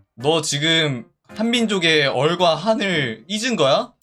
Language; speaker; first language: Korean; native; Korean